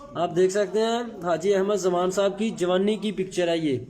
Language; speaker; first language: Urdu; non-native, local second language; Punjabi